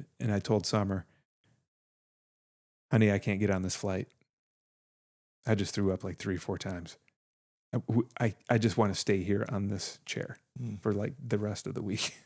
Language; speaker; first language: English; native; English